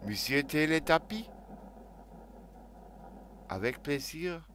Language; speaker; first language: French; non-native, learner; German